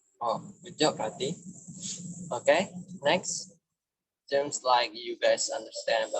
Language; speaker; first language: English; non-native, fluent; Indonesian